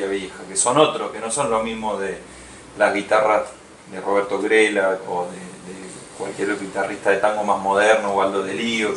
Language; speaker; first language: Spanish; native; Spanish